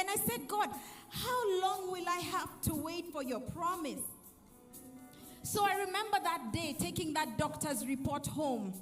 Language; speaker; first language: English; non-native, local second language; Swahili